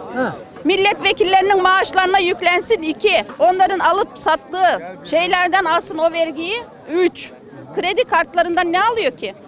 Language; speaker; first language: Turkish; native; Turkish